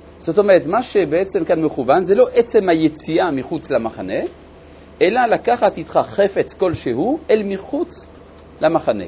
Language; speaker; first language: Hebrew; non-native, fluent; French